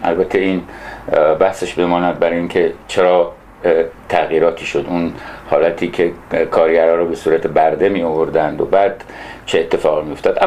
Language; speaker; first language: Persian; non-native, local second language; Arabic